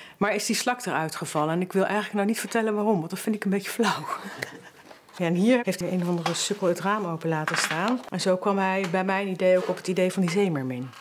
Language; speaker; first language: Dutch; native; Dutch